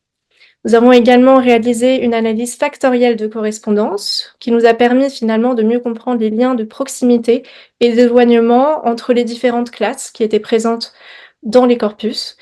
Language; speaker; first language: French; native; French